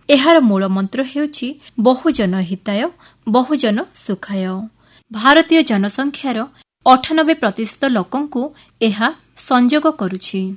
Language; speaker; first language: Odia; native; Odia